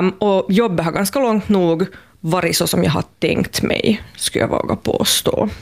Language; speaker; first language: Swedish; native; Swedish